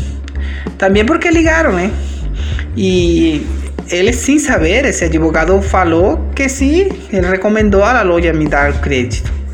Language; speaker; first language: Portuguese; non-native, fluent; Spanish